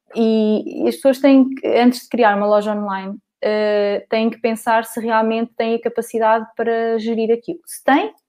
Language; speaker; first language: Portuguese; native; Portuguese